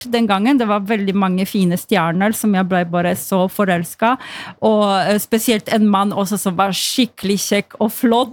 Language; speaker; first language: Norwegian; non-native, fluent; Polish